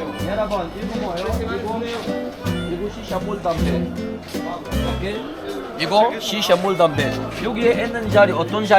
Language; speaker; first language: Korean; non-native, learner; Arabic